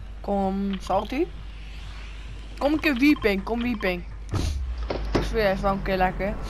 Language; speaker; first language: Dutch; native; Dutch